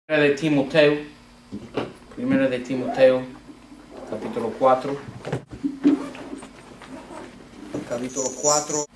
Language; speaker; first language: Spanish; non-native, fluent; English